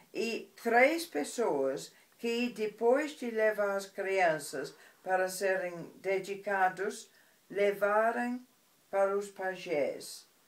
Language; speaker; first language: Portuguese; non-native, fluent; English